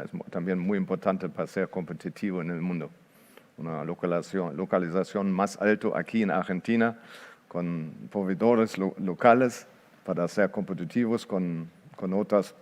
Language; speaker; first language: Spanish; non-native, fluent; Portuguese